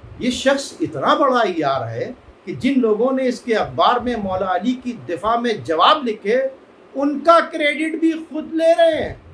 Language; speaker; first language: Urdu; native; Urdu